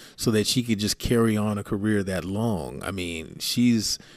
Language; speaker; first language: English; native; English